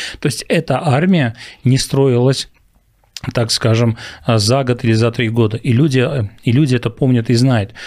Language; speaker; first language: Russian; non-native, local second language; Armenian